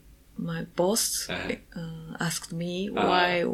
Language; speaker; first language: English; non-native, learner; Japanese